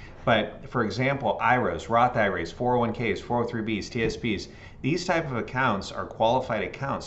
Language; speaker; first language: English; native; English